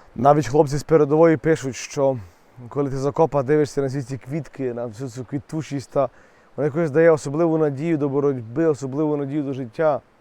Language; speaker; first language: Ukrainian; native; Ukrainian